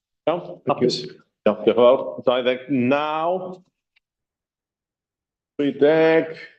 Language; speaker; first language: Welsh; native; Welsh